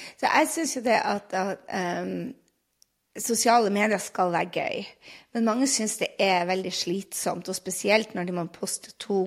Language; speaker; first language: Norwegian; native; Norwegian